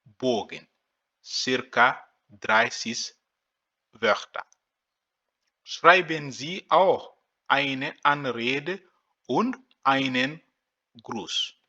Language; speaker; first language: German; non-native, fluent; French